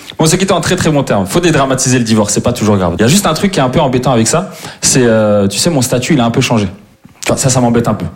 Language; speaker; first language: French; native; French